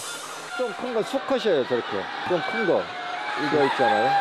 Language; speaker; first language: Korean; native; Korean